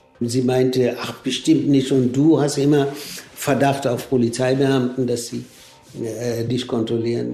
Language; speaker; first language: German; non-native, fluent; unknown